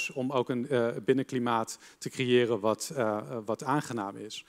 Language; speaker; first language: Dutch; native; Dutch